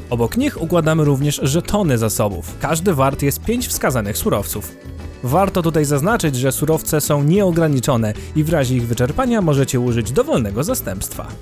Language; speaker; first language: Polish; native; Polish